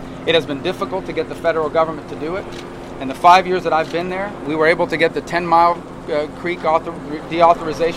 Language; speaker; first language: English; native; English